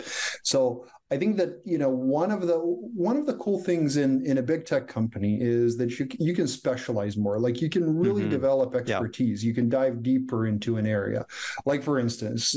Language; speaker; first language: English; non-native, fluent; Croatian